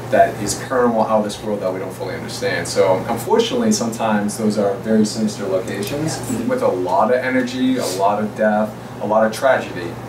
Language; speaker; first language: English; native; English